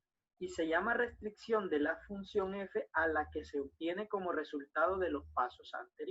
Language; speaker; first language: Spanish; native; Spanish